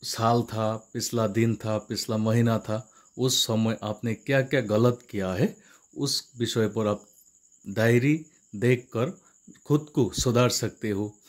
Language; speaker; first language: Hindi; non-native, local second language; Assamese